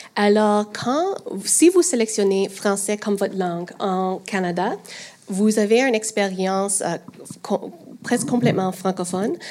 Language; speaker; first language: French; non-native, fluent; English